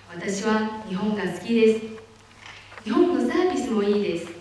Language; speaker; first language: Japanese; non-native, fluent; Chinese